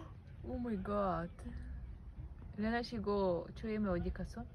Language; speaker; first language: Korean; non-native, learner; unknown